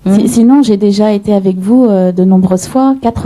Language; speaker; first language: French; native; French